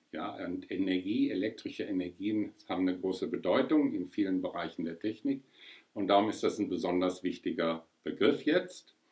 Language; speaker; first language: German; native; German